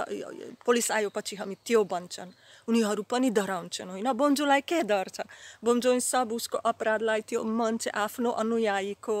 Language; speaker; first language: Nepali; non-native, fluent; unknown